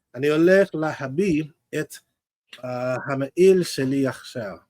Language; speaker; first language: Hebrew; non-native, learner; English